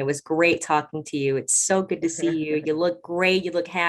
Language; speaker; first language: English; native; English